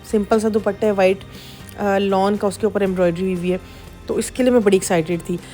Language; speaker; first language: Urdu; native; Urdu